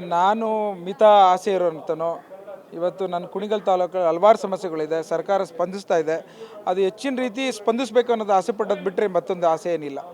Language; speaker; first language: Kannada; native; Kannada